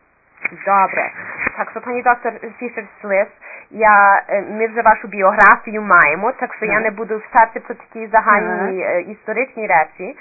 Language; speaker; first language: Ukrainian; early bilingual, heritage; Ukrainian